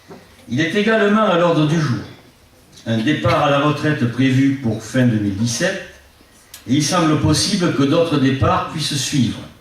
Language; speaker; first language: French; native; French